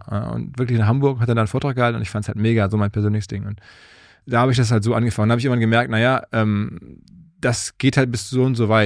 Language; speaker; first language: German; native; German